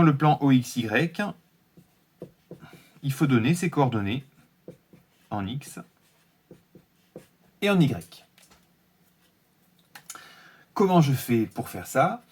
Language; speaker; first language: French; native; French